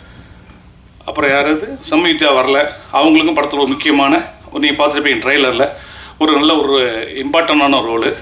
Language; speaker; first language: Tamil; native; Tamil